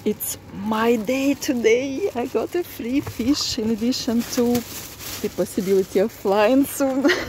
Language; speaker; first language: English; non-native, fluent; Russian